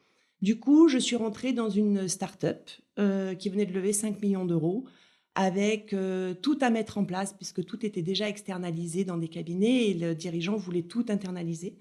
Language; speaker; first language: French; native; French